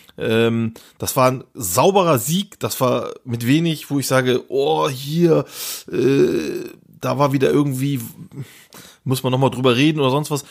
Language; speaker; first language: German; early bilingual, other home language; Turkish